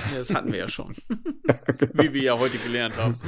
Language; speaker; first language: German; native; German